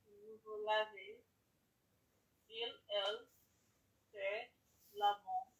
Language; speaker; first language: French; non-native, learner; English